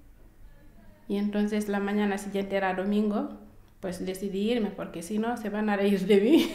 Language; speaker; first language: Spanish; non-native, fluent; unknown